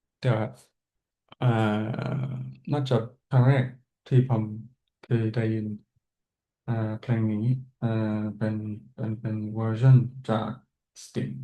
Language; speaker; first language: Thai; non-native, fluent; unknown